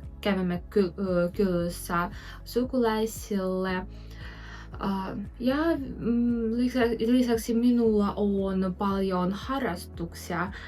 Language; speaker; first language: Finnish; non-native, learner; Russian